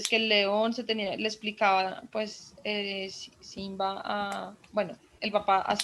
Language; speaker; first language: Spanish; native; Spanish